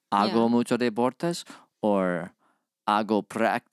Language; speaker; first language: Spanish; non-native, learner; English